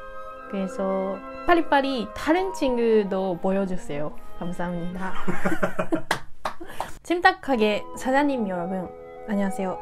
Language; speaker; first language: Korean; non-native, learner; Japanese